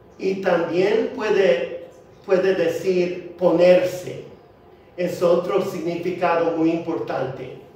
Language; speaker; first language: Spanish; non-native, fluent; English